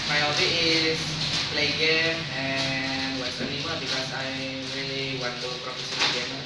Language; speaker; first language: English; non-native, learner; Indonesian